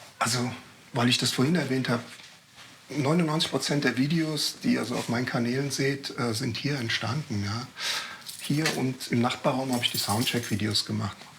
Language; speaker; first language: German; early bilingual, other home language; Croatian